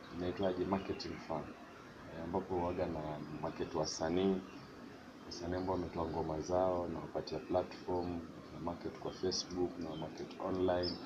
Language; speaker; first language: Swahili; non-native, local second language; Giryama